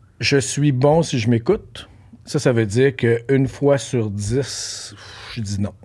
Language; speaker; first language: French; native; French